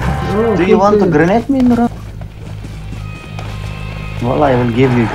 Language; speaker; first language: English; non-native, learner; Persian